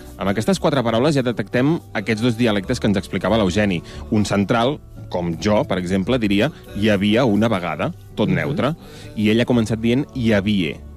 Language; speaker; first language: Catalan; native; Catalan